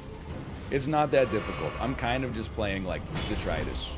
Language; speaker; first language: English; native; English